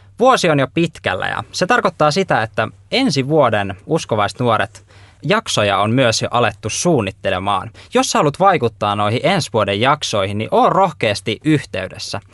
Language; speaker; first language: Finnish; native; Finnish